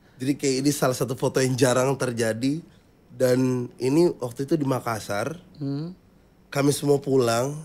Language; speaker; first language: Indonesian; native; Indonesian